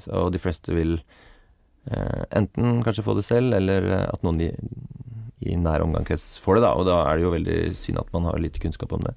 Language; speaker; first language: Norwegian; native; Norwegian